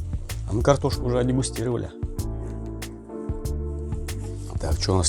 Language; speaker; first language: Russian; native; Russian